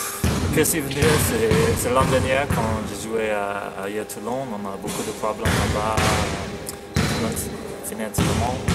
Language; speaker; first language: French; non-native, fluent; English